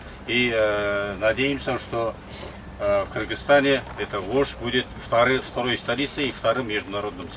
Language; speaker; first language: Russian; non-native, local second language; Kazakh